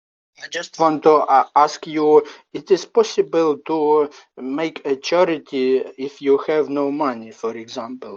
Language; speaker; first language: English; non-native, learner; Ukrainian